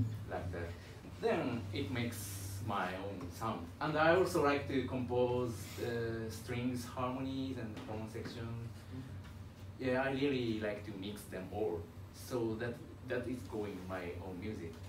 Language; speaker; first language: English; non-native, learner; Japanese